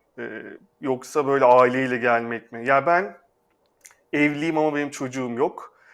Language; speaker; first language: Turkish; native; Turkish